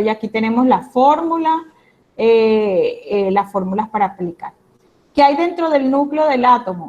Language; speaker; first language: Spanish; native; Spanish